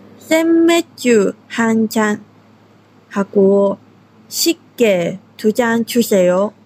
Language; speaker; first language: Japanese; non-native, fluent; Chinese